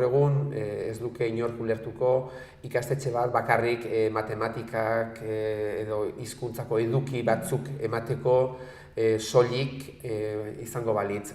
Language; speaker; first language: Basque; native; Basque